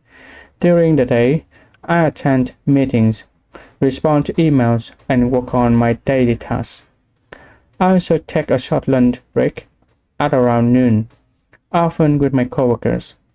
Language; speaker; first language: English; non-native, learner; Vietnamese